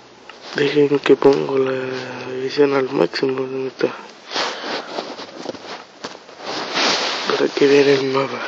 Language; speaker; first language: Spanish; native; Spanish